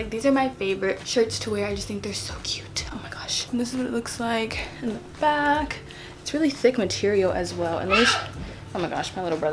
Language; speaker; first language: English; native; English